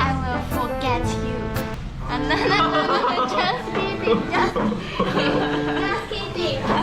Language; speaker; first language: English; non-native, learner; Vietnamese